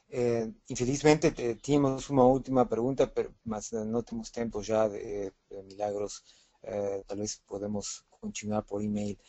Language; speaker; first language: Portuguese; non-native, fluent; Spanish